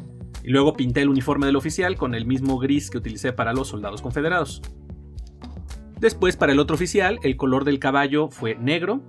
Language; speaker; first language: Spanish; native; Spanish